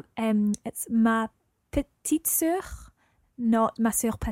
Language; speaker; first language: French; non-native, learner; English